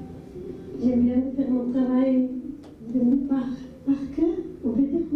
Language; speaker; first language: French; non-native, fluent; Spanish